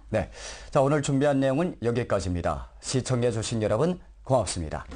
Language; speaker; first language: Korean; early bilingual, heritage; Korean